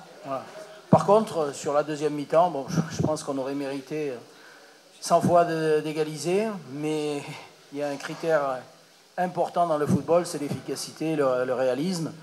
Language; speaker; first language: French; native; French